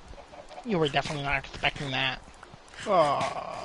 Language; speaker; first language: English; native; English